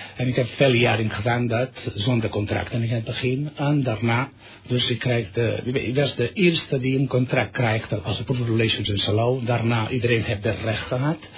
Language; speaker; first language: Dutch; non-native, fluent; Catalan